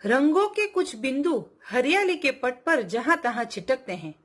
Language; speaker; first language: Hindi; non-native, local second language; Gujarati